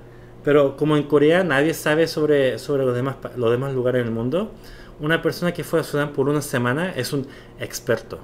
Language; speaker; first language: Spanish; non-native, fluent; Korean